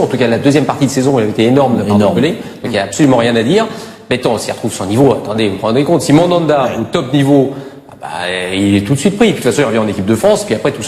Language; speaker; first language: French; native; French